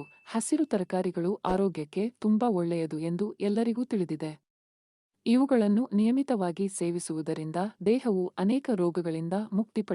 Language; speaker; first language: Kannada; native; Kannada